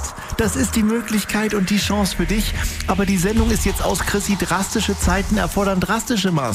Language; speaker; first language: German; native; German